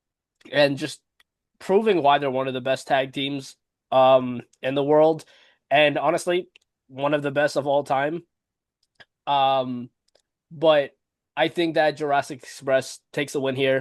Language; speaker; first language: English; native; English